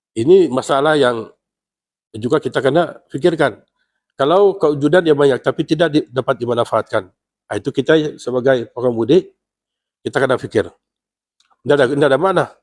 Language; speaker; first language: Malay; non-native, local second language; Central Dusun